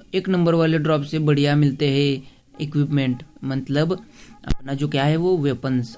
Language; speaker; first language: Hindi; non-native, local second language; Marathi